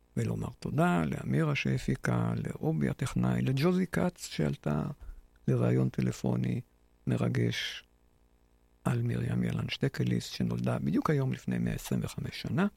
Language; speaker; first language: Hebrew; native; Hebrew